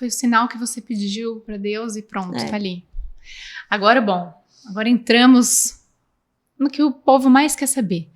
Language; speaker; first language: Portuguese; native; Portuguese